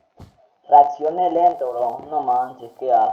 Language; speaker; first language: Spanish; native; Spanish